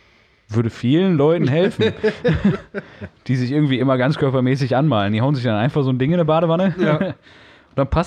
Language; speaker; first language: German; native; German